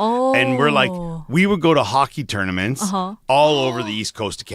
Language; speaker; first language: English; native; English